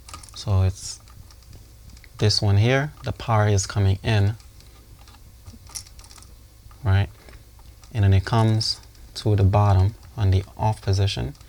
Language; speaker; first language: English; native; English